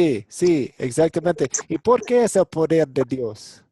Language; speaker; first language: Spanish; non-native, fluent; English